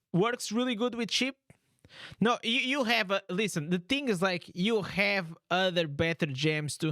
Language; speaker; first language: English; non-native, fluent; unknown